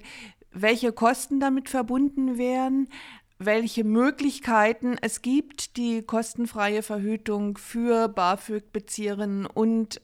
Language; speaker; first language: German; native; German